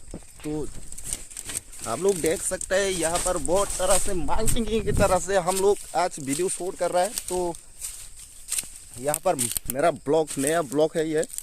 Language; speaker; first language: Hindi; non-native, local second language; Kok Borok